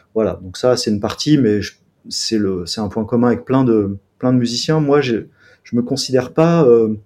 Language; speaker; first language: French; native; French